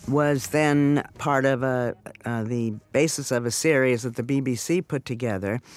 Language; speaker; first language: English; native; English